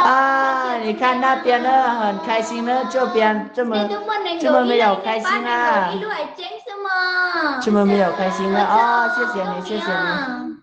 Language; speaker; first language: Chinese; non-native, learner; Hmong